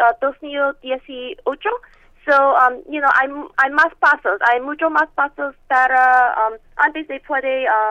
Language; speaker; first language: Spanish; non-native, learner; English